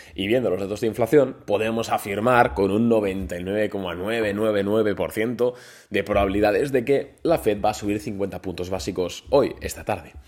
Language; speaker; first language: Spanish; native; Spanish